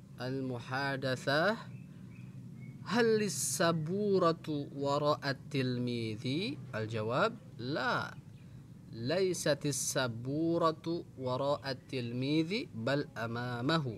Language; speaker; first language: Arabic; non-native, fluent; Indonesian